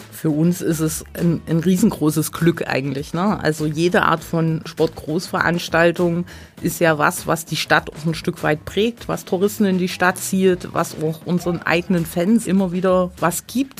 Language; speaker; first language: German; native; German